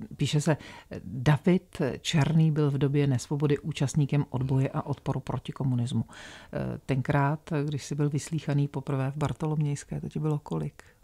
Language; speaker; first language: Czech; native; Czech